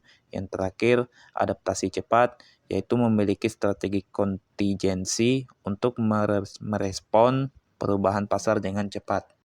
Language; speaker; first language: Indonesian; native; Indonesian